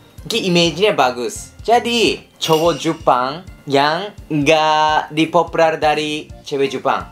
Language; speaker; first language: Indonesian; non-native, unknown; Japanese